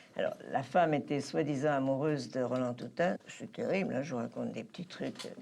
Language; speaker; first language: French; early bilingual, other home language; Polish